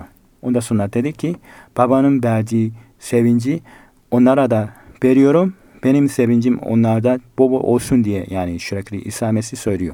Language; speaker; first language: Turkish; non-native, fluent; Korean